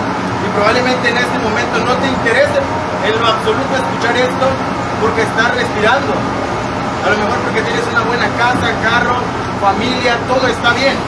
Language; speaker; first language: Spanish; native; Spanish